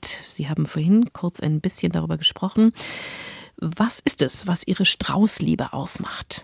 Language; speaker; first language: German; native; German